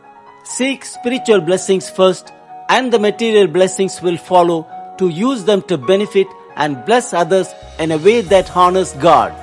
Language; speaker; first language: English; non-native, local second language; Tamil